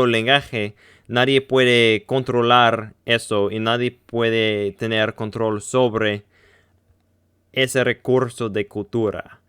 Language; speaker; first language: Spanish; non-native, learner; English